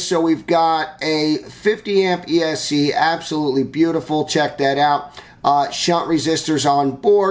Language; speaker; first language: English; native; English